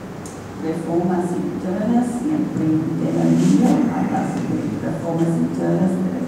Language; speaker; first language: Spanish; non-native, fluent; English